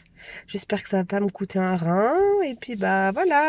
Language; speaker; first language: French; native; French